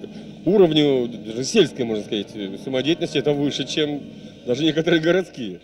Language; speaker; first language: Russian; native; Russian